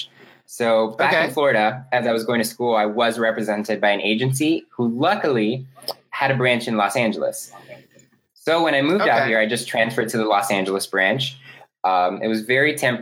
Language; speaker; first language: English; native; English